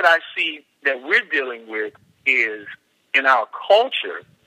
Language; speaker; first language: English; native; English